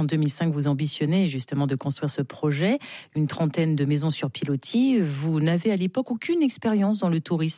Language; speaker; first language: French; native; French